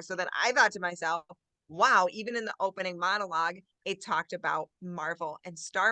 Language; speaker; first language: English; native; English